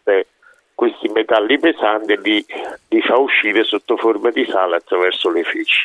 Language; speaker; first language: Italian; native; Italian